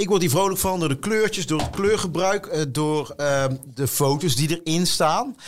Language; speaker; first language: Dutch; native; Dutch